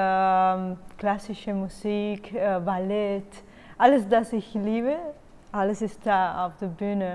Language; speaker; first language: German; non-native, learner; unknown